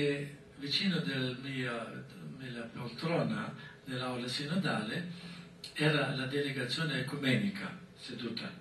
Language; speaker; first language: Italian; non-native, fluent; German